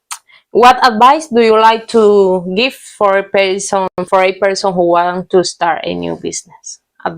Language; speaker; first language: English; non-native, learner; Spanish